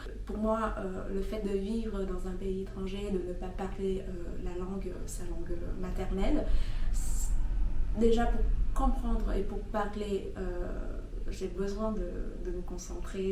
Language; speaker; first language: French; non-native, fluent; Vietnamese